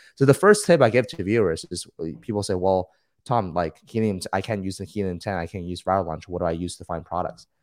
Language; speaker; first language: English; early bilingual, other home language; Chinese